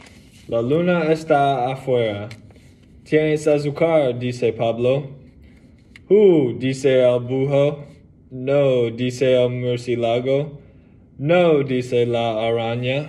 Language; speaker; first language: Spanish; non-native, learner; English